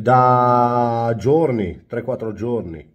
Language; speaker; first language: Italian; non-native, fluent; Arabic